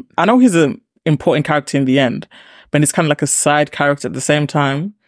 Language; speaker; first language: English; native; English